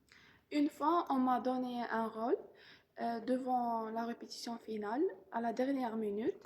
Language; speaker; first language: French; non-native, local second language; Arabic